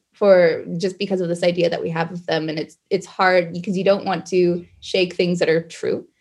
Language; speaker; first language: English; native; English